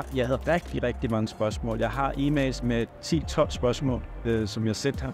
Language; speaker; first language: Danish; non-native, fluent; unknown